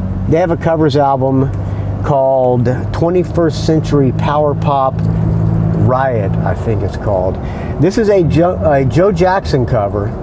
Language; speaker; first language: English; native; English